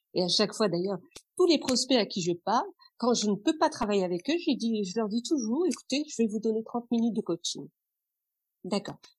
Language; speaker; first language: French; non-native, local second language; Arabic